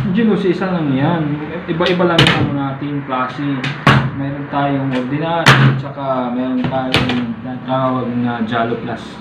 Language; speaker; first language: Filipino; non-native, local second language; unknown